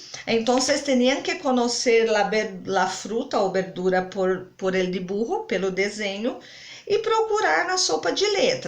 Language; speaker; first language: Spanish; non-native, fluent; Portuguese